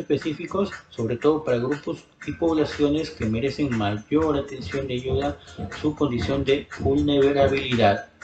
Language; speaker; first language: Spanish; native; Spanish